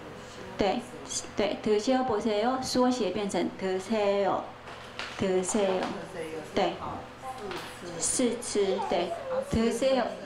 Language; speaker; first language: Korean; non-native, fluent; Chinese